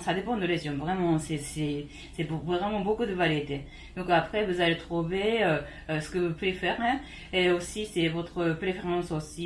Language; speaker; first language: French; non-native, learner; Japanese